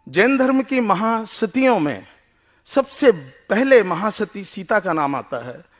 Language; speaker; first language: Hindi; non-native, local second language; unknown